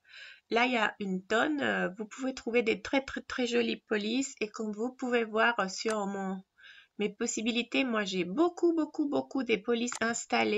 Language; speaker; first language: French; non-native, fluent; Spanish